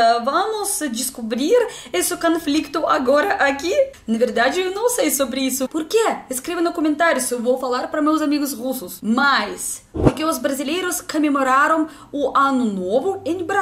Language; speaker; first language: Portuguese; non-native, learner; Russian